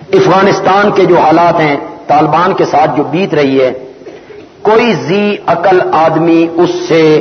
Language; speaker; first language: Urdu; non-native, local second language; Punjabi